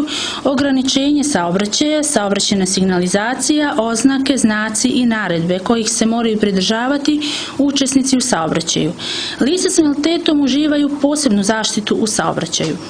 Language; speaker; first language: Croatian; native; Croatian